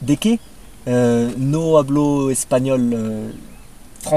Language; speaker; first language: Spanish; non-native, learner; French